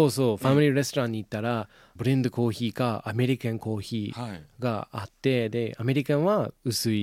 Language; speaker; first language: Japanese; non-native, fluent; English